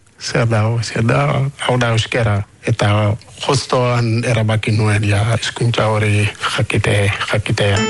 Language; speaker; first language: Basque; non-native, learner; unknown